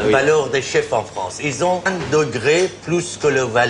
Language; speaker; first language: French; non-native, fluent; Persian